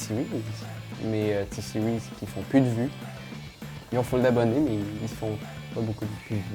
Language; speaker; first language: French; native; French